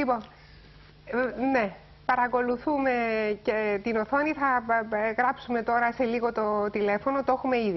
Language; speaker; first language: Greek; native; Greek